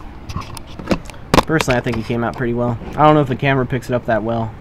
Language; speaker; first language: English; native; English